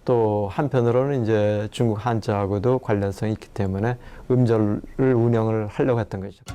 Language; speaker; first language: Korean; native; Korean